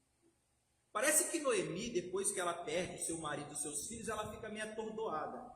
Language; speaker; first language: Portuguese; native; Portuguese